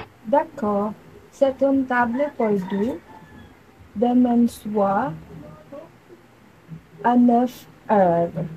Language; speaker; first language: French; non-native, learner; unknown